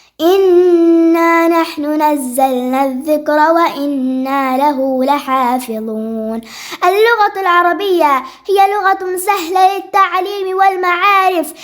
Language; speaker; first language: Arabic; non-native, learner; Malayalam